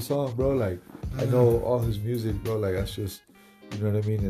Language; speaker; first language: English; early bilingual, other home language; Spanish